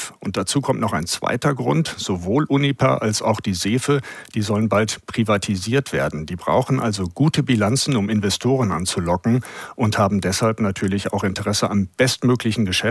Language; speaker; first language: German; native; German